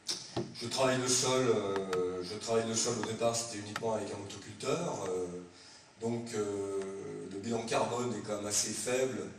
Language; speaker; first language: French; native; French